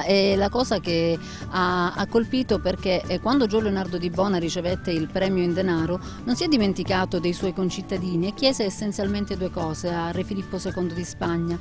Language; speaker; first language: Italian; native; Italian